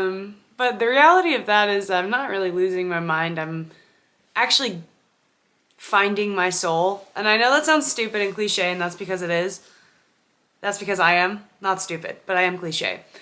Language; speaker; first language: English; native; English